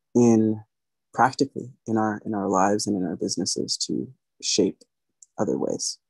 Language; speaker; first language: English; native; English